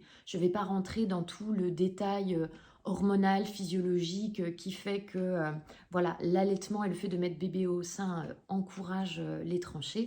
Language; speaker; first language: French; native; French